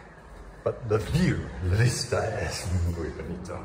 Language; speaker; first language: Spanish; non-native, learner; English